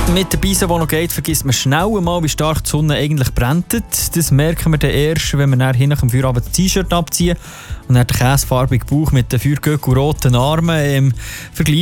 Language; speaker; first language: German; native; German